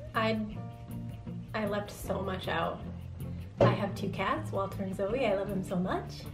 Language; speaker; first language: English; native; English